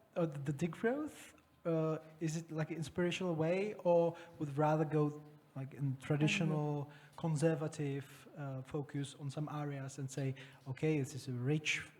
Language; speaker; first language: English; non-native, fluent; Czech